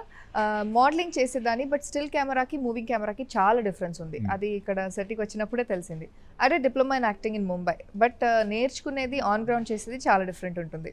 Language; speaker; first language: Telugu; non-native, local second language; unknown